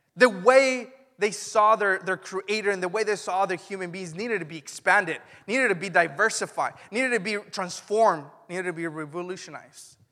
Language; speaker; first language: English; non-native, fluent; Spanish